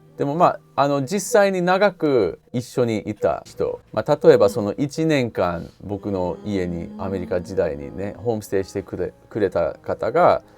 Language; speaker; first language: Japanese; non-native, fluent; English